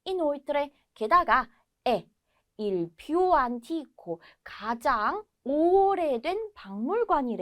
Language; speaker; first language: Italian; non-native, fluent; Korean